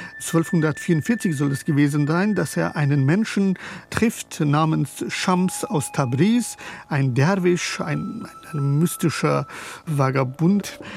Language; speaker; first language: German; early bilingual, other home language; Persian